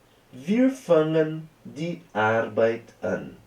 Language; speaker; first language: German; non-native, fluent; Portuguese